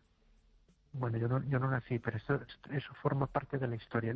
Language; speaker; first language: Spanish; native; Spanish